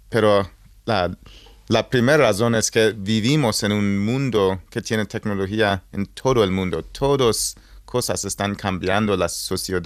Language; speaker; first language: Spanish; non-native, learner; English